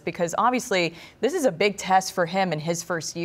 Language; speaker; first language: English; native; English